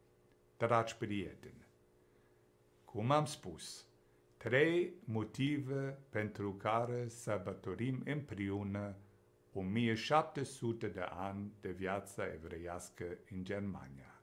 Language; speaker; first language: Romanian; non-native, fluent; German